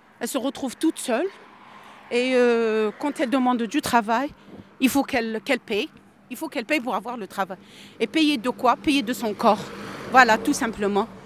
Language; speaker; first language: French; non-native, local second language; Arabic